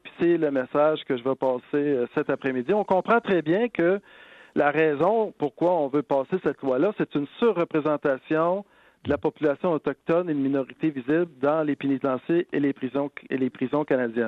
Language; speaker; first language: French; native; French